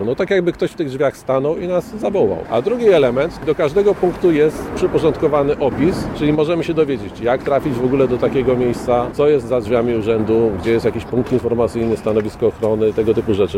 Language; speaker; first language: Polish; native; Polish